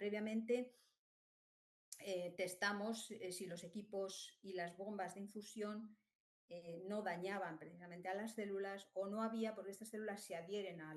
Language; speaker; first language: Spanish; native; Spanish